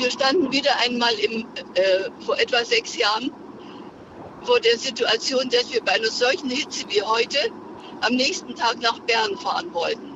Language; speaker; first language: German; native; German